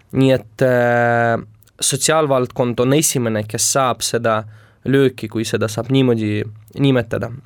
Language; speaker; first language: Estonian; non-native, local second language; Russian